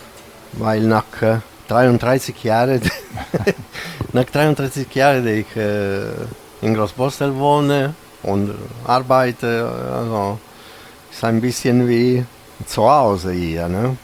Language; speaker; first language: German; non-native, fluent; Italian